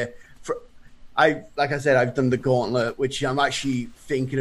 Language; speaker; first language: English; native; English